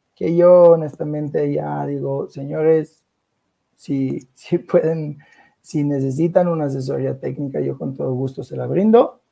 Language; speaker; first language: Spanish; non-native, fluent; Italian